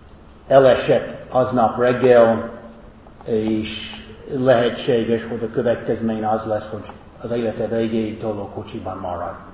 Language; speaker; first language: Hungarian; non-native, fluent; English